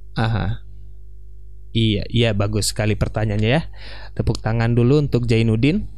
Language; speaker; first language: Indonesian; non-native, local second language; Minangkabau